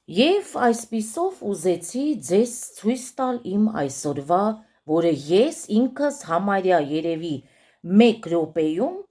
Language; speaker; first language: Armenian; early bilingual, heritage; Armenian